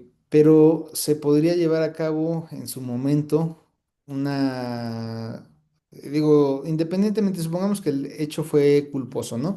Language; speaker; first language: Spanish; native; Spanish